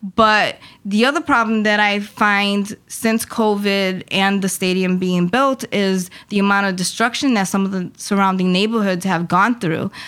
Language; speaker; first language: English; early bilingual, other home language; Spanish